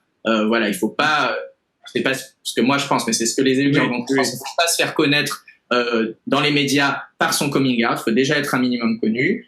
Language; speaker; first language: French; native; French